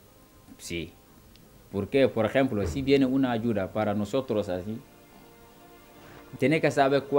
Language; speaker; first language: Spanish; non-native, local second language; Wolof